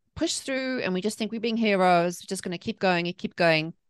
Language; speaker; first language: English; native; English